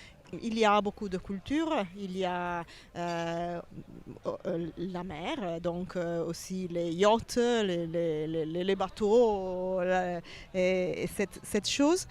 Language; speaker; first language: French; non-native, learner; Italian